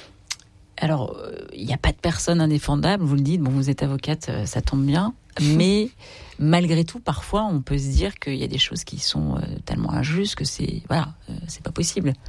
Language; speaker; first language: French; native; French